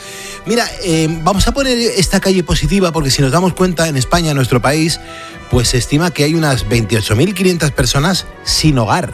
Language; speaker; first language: Spanish; native; Spanish